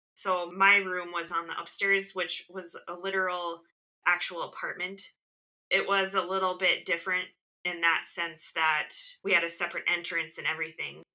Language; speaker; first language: English; native; English